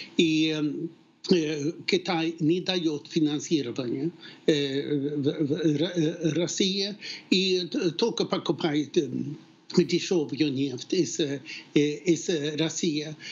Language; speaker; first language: Russian; non-native, fluent; Swedish